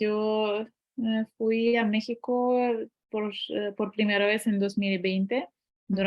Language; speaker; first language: Spanish; non-native, fluent; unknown